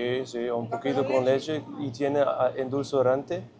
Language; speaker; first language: Spanish; non-native, fluent; German